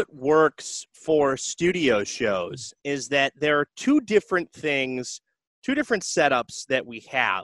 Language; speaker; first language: English; native; English